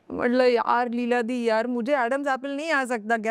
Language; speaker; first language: Hindi; non-native, local second language; Marathi